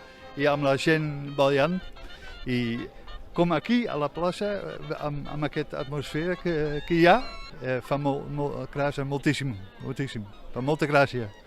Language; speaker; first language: Catalan; non-native, fluent; Dutch